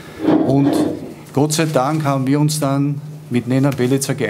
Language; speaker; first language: German; native; German